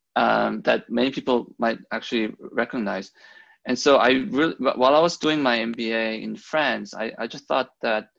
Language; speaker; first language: English; early bilingual, other home language; Korean